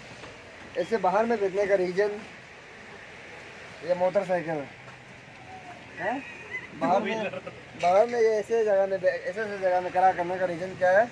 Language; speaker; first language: Hindi; non-native, local second language; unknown